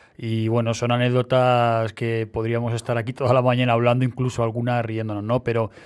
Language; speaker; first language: Spanish; native; Spanish